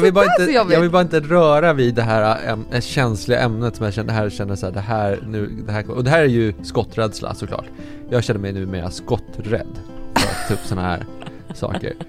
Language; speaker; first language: Swedish; native; Swedish